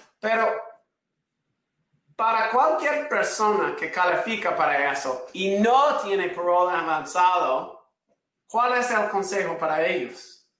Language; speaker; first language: Spanish; non-native, fluent; English